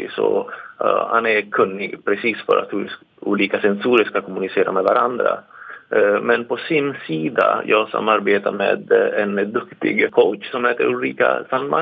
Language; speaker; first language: Swedish; non-native, fluent; Italian